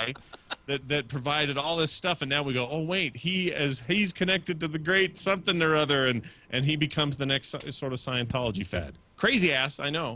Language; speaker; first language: English; native; English